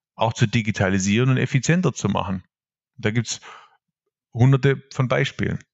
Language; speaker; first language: German; native; German